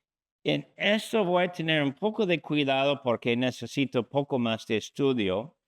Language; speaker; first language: Spanish; non-native, fluent; English